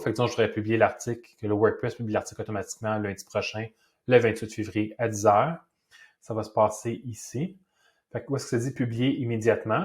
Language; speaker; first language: French; native; French